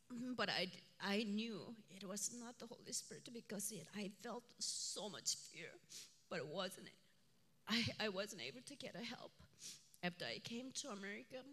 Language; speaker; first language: English; non-native, fluent; Korean